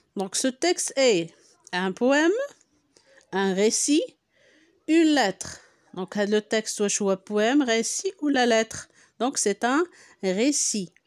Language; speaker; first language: French; non-native, local second language; Arabic